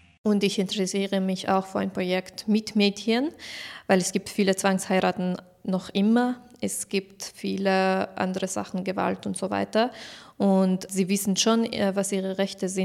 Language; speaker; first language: German; non-native, fluent; Persian